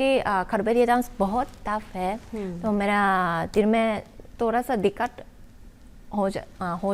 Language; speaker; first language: Hindi; non-native, learner; Japanese